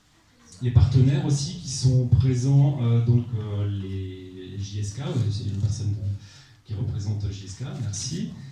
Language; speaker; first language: French; native; French